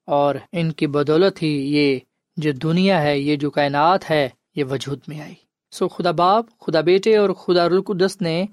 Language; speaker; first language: Urdu; non-native, local second language; Punjabi